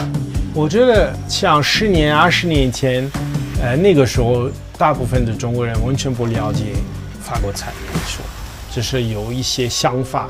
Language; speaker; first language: Chinese; non-native, fluent; French